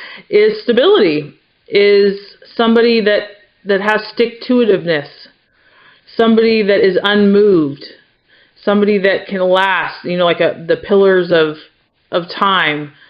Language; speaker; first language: English; native; English